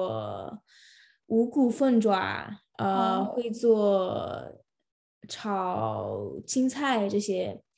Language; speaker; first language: Chinese; early bilingual, other home language; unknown